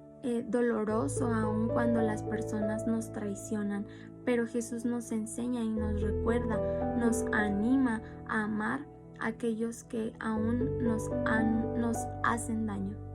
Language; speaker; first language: Spanish; native; Spanish